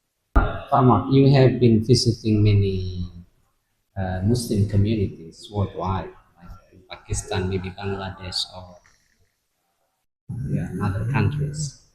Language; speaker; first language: English; non-native, fluent; Indonesian